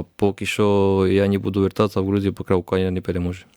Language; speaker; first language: Ukrainian; non-native, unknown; Georgian